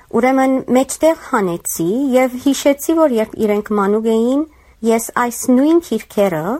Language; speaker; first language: Armenian; early bilingual, heritage; Armenian